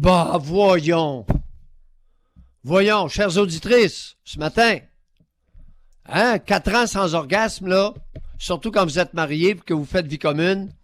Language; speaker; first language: French; native; French